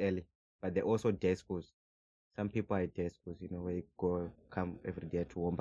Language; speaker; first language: English; non-native, local second language; Shona